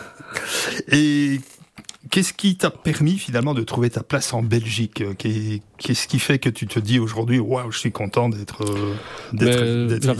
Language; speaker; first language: French; native; French